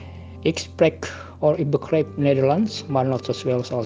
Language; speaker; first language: Dutch; non-native, learner; Indonesian